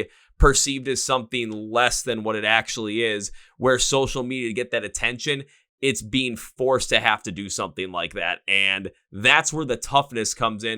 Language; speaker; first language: English; native; English